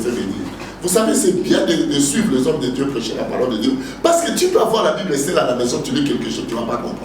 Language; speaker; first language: French; non-native, local second language; Lingala